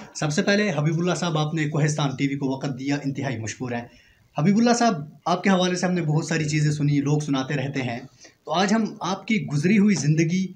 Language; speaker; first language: Urdu; non-native, local second language; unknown